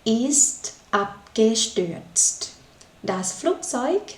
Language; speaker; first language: German; non-native, learner; Thai